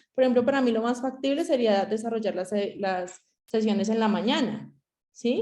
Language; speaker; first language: Spanish; native; Spanish